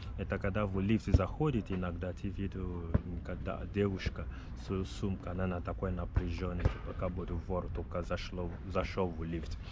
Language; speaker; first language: Russian; non-native, learner; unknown